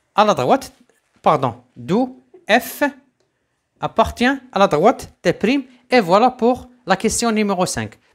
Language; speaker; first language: French; non-native, local second language; Arabic